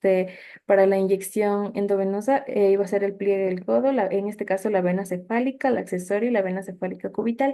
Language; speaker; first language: Spanish; native; Spanish